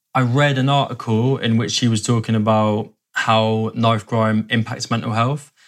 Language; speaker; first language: English; native; English